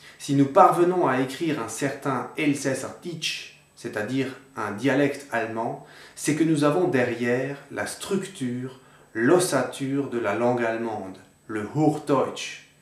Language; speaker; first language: French; native; French